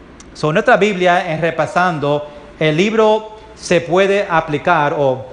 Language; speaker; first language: Spanish; early bilingual, heritage; Spanish